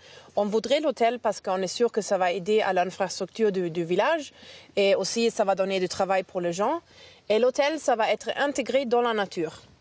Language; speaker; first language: French; non-native, fluent; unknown